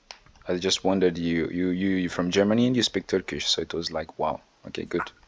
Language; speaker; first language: English; non-native, learner; Swahili